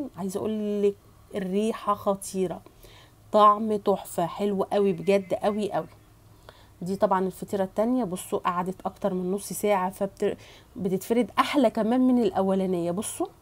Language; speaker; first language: Arabic; native; Arabic